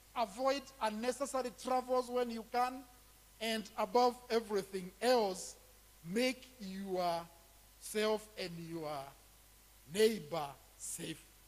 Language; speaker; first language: English; non-native, local second language; Kikuyu